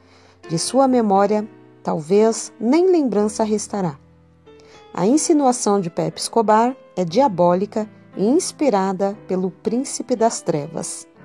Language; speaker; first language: Portuguese; native; Portuguese